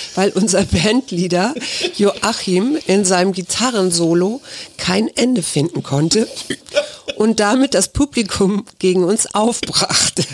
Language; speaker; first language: German; native; German